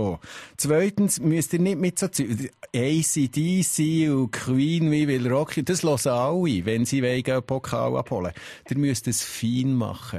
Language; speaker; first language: German; native; German